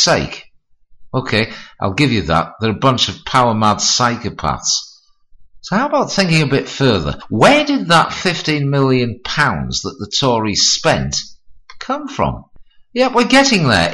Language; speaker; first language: English; native; English